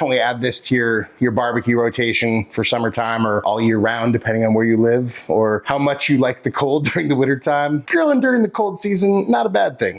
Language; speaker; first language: English; native; English